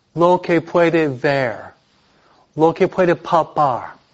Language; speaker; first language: Spanish; non-native, fluent; English